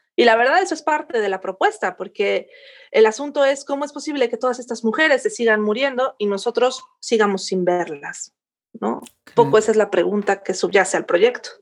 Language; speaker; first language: Spanish; native; Spanish